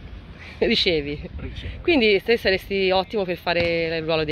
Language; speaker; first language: Italian; native; Italian